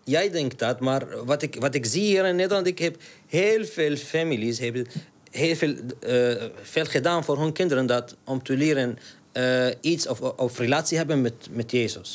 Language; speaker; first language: Dutch; non-native, learner; Arabic